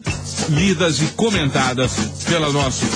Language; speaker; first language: Portuguese; native; Portuguese